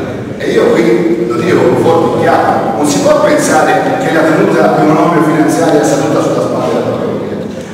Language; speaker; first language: Italian; native; Italian